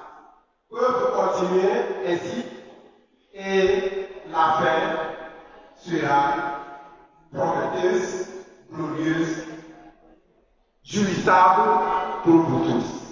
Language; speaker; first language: French; non-native, fluent; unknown